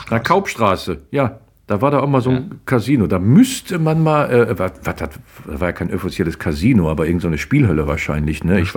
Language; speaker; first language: German; native; German